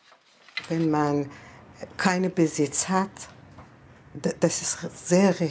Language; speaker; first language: German; non-native, learner; Persian